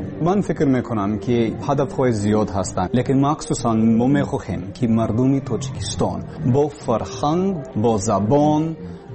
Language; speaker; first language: Persian; non-native, learner; English